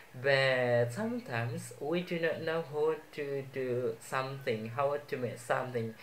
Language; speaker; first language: English; non-native, fluent; Indonesian